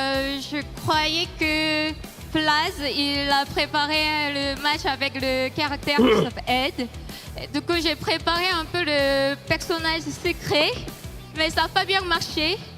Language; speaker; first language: French; non-native, learner; Korean